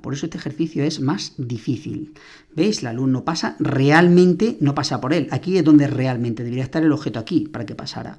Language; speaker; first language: Spanish; native; Spanish